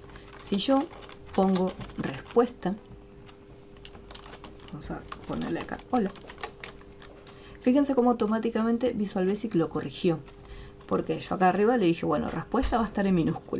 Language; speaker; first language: Spanish; native; Spanish